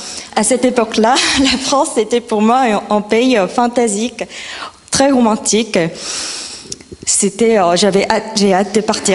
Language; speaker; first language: French; non-native, fluent; Korean